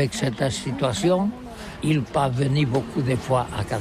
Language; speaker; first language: French; non-native, learner; Catalan